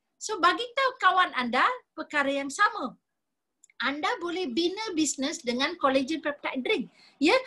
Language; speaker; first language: Malay; non-native, local second language; Tamil